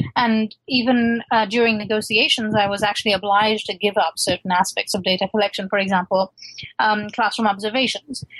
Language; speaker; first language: English; non-native, local second language; Urdu